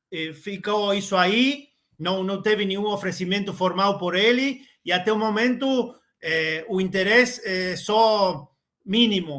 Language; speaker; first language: Portuguese; non-native, learner; Spanish